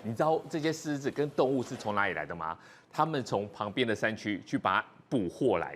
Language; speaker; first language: Chinese; native; Chinese